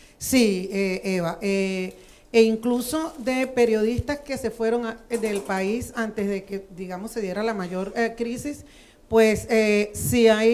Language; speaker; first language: Spanish; native; Spanish